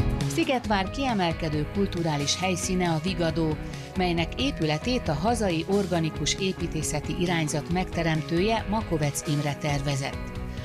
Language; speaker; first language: Hungarian; native; Hungarian